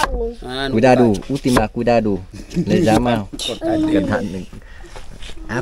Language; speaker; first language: Portuguese; non-native, learner; Vietnamese